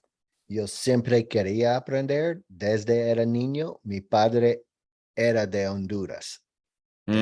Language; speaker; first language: Spanish; non-native, learner; English